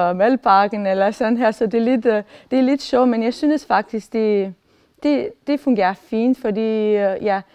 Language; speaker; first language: Danish; non-native, fluent; Romanian